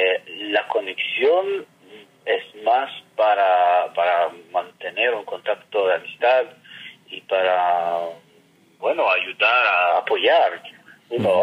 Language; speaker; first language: Spanish; non-native, fluent; Hebrew